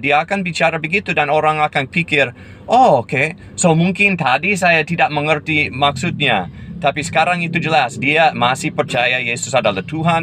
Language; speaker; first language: Indonesian; non-native, fluent; English